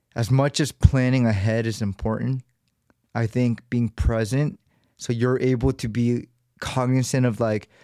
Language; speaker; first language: English; native; English